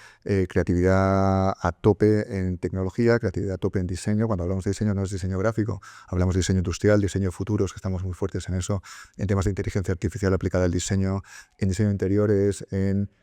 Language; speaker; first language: Spanish; native; Spanish